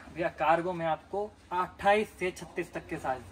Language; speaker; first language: Hindi; native; Hindi